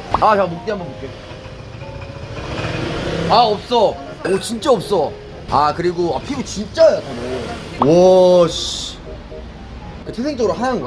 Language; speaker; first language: Korean; native; Korean